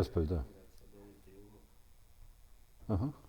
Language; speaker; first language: Russian; non-native, learner; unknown